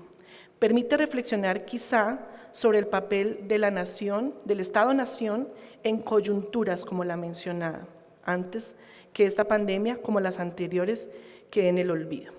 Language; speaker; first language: Spanish; native; Spanish